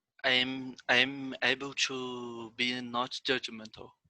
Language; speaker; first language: English; non-native, learner; Portuguese